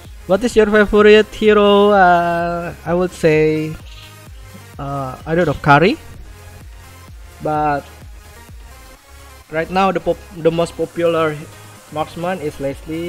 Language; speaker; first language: English; non-native, learner; Indonesian